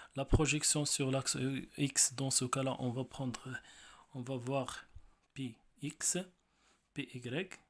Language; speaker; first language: French; non-native, local second language; Arabic